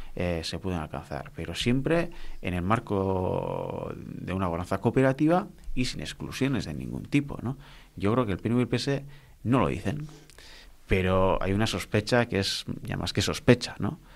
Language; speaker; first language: Spanish; non-native, local second language; Basque